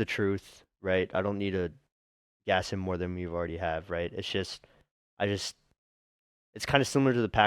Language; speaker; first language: English; native; English